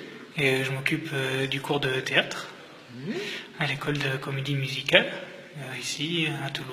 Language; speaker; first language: French; native; French